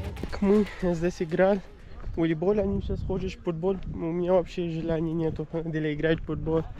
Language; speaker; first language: Russian; non-native, learner; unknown